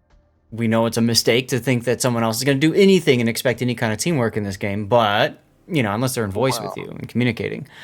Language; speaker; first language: English; native; English